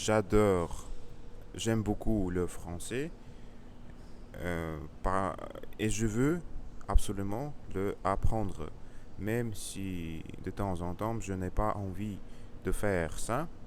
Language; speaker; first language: French; non-native, learner; Russian